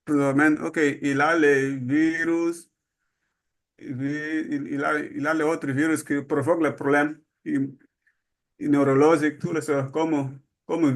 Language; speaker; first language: French; non-native, learner; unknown